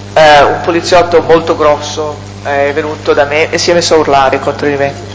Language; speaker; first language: Italian; native; Italian